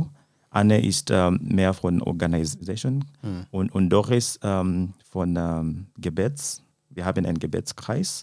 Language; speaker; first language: German; non-native, fluent; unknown